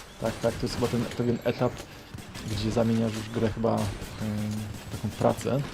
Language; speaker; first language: Polish; native; Polish